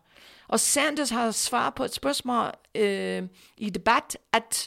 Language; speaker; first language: Danish; non-native, fluent; English